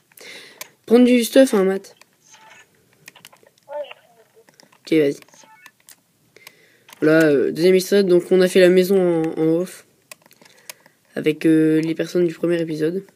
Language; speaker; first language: French; native; French